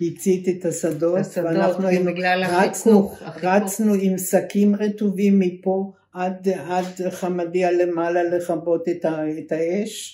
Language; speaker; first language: Hebrew; early bilingual, other home language; German